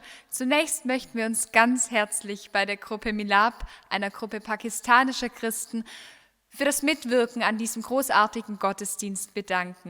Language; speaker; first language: German; native; German